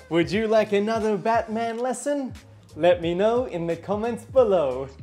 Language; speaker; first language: English; native; English